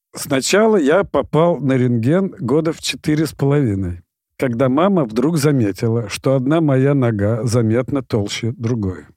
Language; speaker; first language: Russian; native; Russian